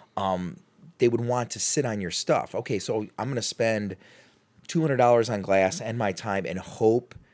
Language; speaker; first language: English; native; English